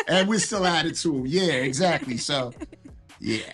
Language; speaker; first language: English; native; English